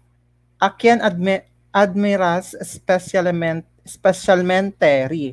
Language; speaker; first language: Spanish; non-native, learner; Filipino